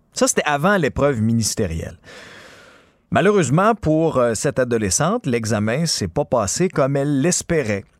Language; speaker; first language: French; native; French